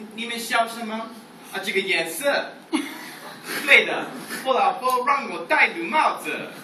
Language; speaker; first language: Chinese; non-native, fluent; English